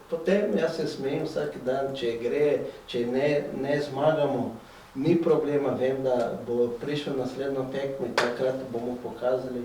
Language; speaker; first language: Slovenian; non-native, fluent; Portuguese